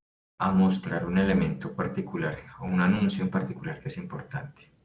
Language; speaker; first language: Spanish; native; Spanish